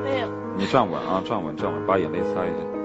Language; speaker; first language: Chinese; native; Chinese